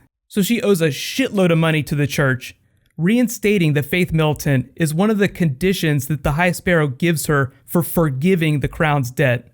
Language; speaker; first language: English; native; English